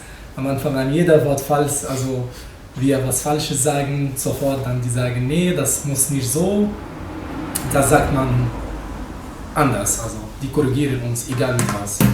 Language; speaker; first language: German; non-native, fluent; Arabic